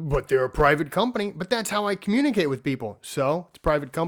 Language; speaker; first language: English; native; English